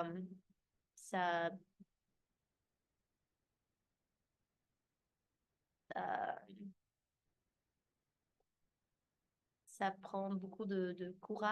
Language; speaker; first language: French; early bilingual, heritage; English